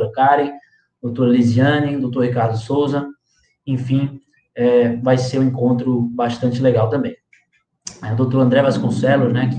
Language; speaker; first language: Portuguese; native; Portuguese